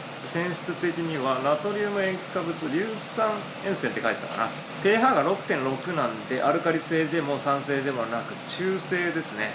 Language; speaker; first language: Japanese; native; Japanese